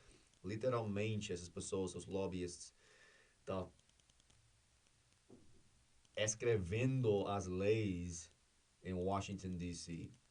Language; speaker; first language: Portuguese; non-native, learner; English